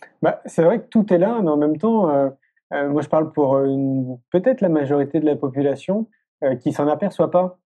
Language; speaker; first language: French; native; French